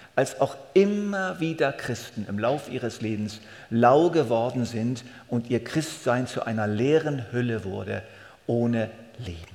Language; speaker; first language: German; native; German